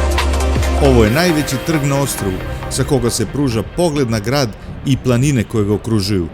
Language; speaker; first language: Serbian; native; Serbian